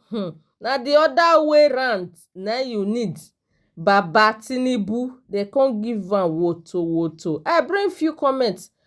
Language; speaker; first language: Nigerian Pidgin; non-native, local second language; Igbo